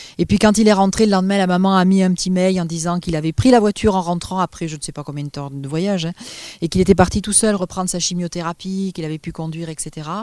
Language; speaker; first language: French; native; French